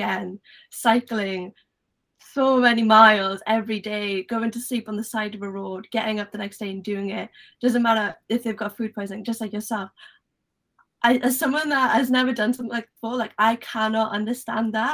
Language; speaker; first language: English; native; English